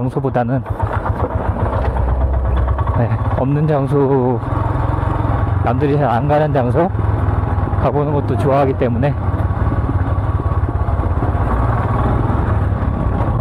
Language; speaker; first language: Korean; native; Korean